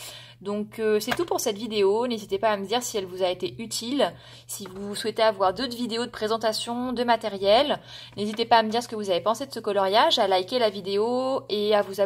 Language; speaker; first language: French; native; French